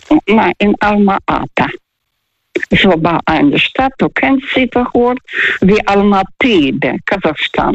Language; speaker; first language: German; non-native, fluent; Russian